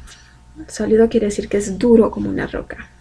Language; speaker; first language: Spanish; native; Spanish